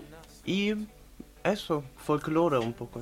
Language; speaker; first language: Spanish; non-native, fluent; German